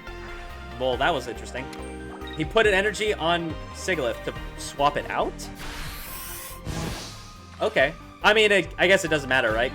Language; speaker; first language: English; native; English